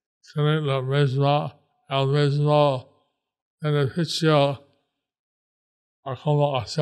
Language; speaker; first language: Spanish; non-native, learner; English